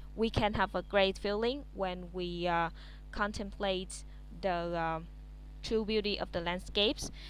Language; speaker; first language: English; non-native, fluent; Vietnamese